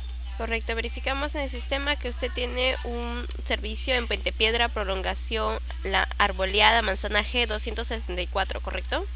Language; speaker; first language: Spanish; native; Spanish